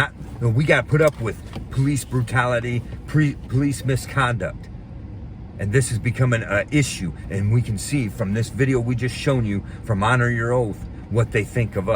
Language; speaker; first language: English; native; English